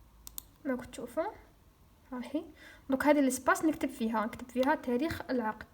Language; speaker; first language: Arabic; native; Arabic